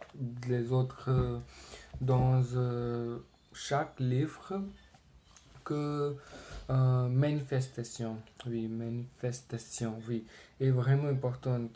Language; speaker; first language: French; non-native, learner; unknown